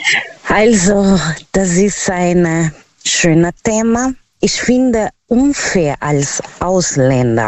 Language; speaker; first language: German; non-native, fluent; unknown